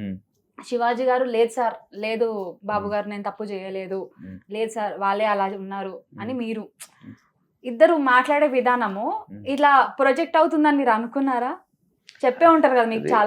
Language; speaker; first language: Telugu; native; Telugu